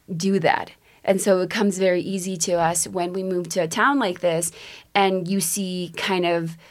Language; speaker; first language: English; native; English